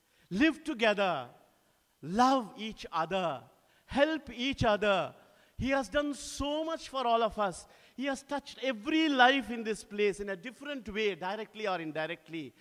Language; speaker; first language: English; non-native, local second language; Telugu